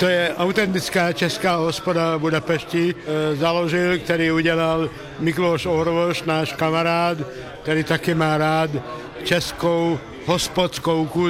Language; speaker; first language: Czech; non-native, fluent; Hungarian